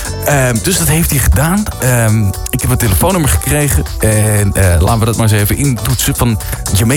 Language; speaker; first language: Dutch; native; Dutch